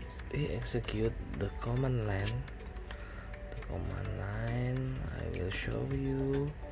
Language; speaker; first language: English; non-native, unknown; Indonesian